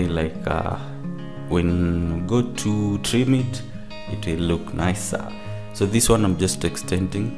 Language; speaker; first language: English; non-native, local second language; Swahili